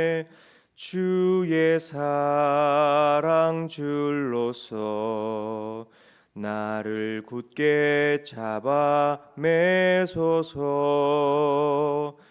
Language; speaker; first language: Korean; native; Korean